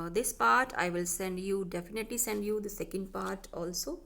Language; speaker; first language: English; non-native, local second language; Punjabi